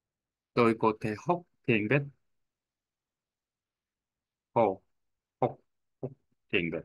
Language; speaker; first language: Vietnamese; non-native, learner; Korean